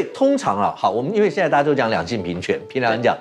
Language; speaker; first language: Chinese; native; Chinese